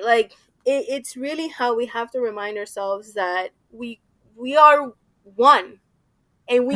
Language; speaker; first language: English; native; English